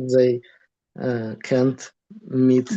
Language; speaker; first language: English; non-native, learner; Russian